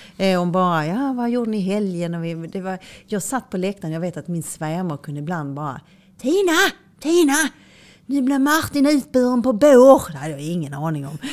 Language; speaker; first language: Swedish; native; Swedish